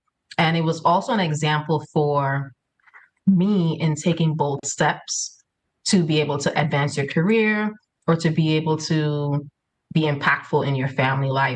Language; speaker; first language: English; early bilingual, other home language; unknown